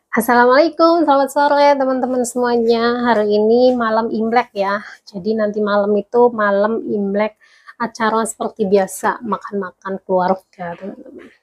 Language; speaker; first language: Indonesian; non-native, local second language; Javanese